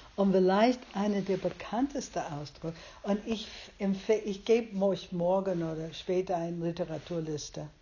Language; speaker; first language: German; non-native, fluent; English